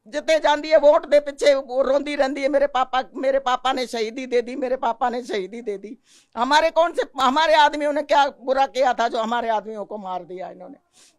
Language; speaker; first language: Hindi; non-native, local second language; Punjabi